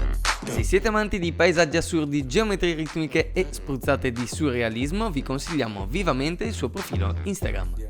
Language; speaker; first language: Italian; native; Italian